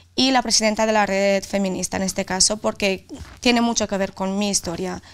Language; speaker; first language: Spanish; non-native, fluent; Romanian